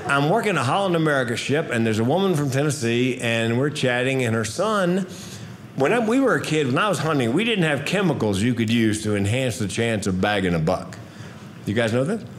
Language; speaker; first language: English; native; English